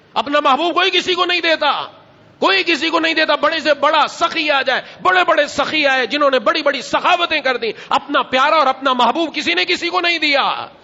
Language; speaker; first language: Urdu; non-native, local second language; Punjabi